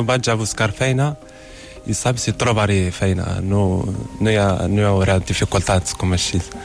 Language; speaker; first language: Catalan; non-native, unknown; Arabic